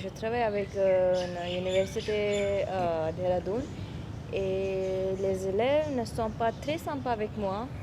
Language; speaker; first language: French; non-native, learner; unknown